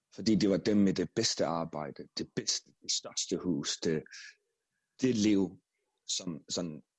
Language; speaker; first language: Danish; non-native, local second language; Kalaallisut